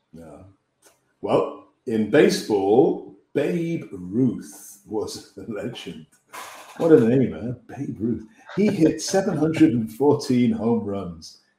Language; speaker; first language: English; native; English